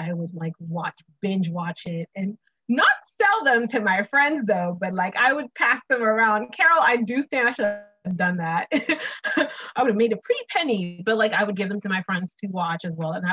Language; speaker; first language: English; non-native, local second language; Akan